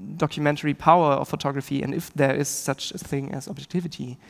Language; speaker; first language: English; non-native, fluent; German